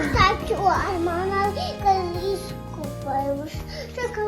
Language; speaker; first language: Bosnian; early bilingual, heritage; Serbian